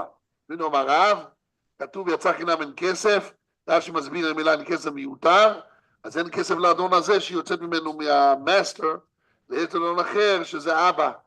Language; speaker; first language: Hebrew; non-native, fluent; English